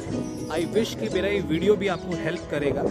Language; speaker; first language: Hindi; native; Hindi